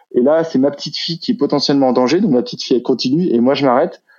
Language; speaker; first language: French; native; French